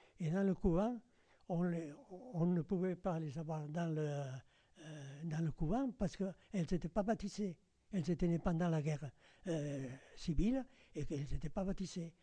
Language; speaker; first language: French; non-native, fluent; Spanish